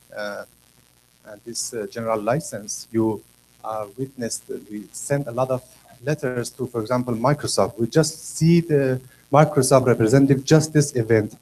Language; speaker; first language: English; non-native, learner; Persian